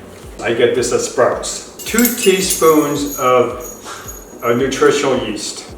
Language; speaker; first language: English; native; English